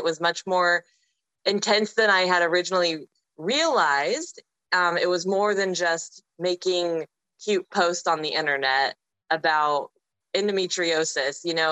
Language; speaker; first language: English; native; English